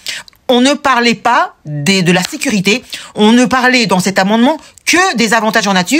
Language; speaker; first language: French; native; French